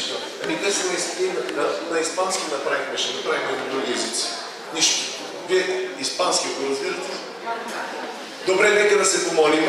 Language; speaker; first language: Bulgarian; native; Bulgarian